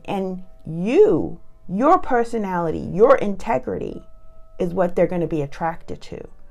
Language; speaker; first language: English; native; English